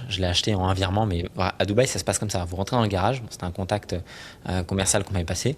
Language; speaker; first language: French; native; French